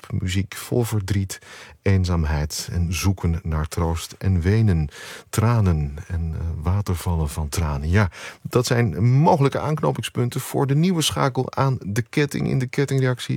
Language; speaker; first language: Dutch; native; Dutch